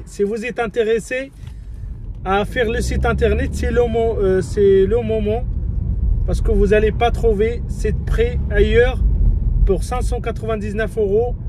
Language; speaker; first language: French; non-native, fluent; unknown